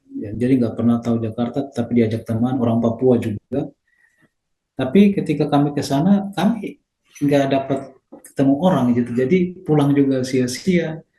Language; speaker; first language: Indonesian; native; Indonesian